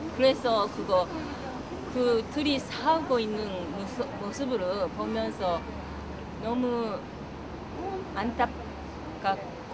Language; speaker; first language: Korean; non-native, learner; Japanese